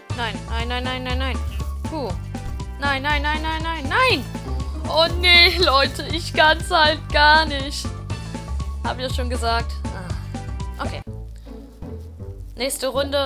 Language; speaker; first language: German; native; German